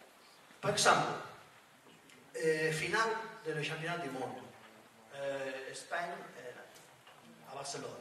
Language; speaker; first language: French; non-native, learner; Spanish